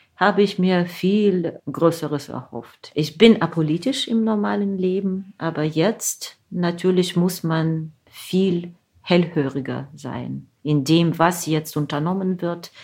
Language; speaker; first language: German; non-native, fluent; Ukrainian